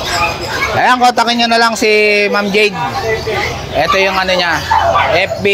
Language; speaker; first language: Filipino; native; Filipino